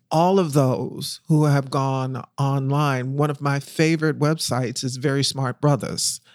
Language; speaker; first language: English; native; English